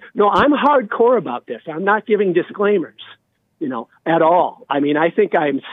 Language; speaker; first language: English; native; English